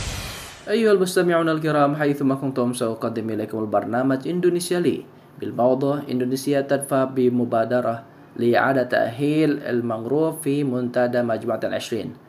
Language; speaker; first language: Arabic; non-native, fluent; Indonesian